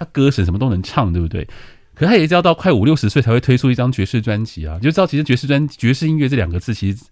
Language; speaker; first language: Chinese; native; Chinese